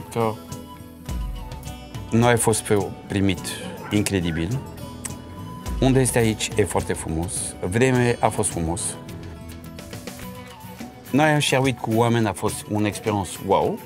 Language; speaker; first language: Romanian; non-native, learner; French